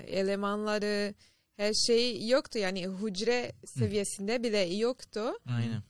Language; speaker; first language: Turkish; non-native, learner; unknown